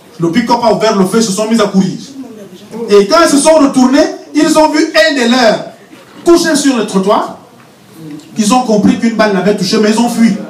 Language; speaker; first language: French; non-native, local second language; Fang